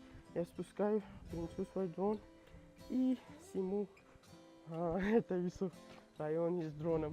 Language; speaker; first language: Russian; non-native, learner; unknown